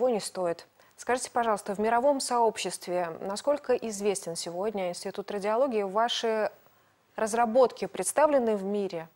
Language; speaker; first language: Russian; native; Russian